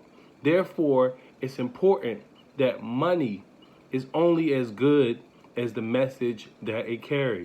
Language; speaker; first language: English; native; English